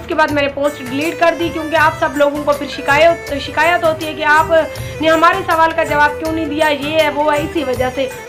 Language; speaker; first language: Urdu; native; Urdu